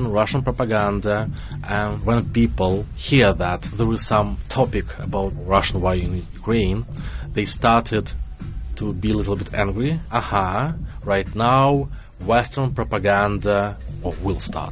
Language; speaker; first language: English; non-native, fluent; Russian